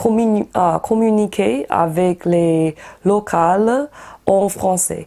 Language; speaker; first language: French; non-native, fluent; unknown